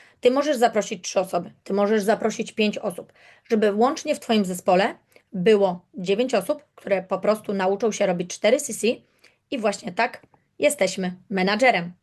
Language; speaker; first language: Polish; native; Polish